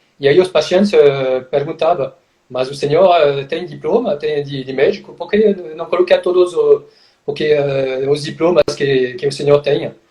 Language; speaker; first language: Portuguese; non-native, fluent; French